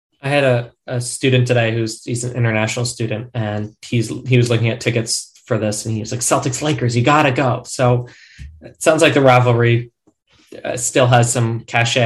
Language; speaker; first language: English; native; English